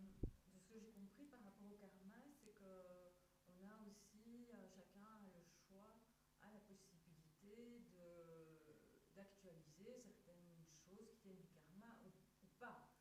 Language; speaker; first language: French; native; French